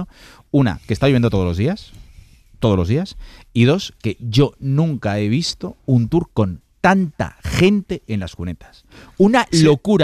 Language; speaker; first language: Spanish; native; Spanish